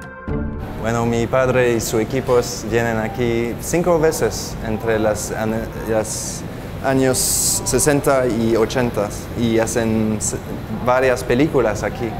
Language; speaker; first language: Spanish; non-native, fluent; French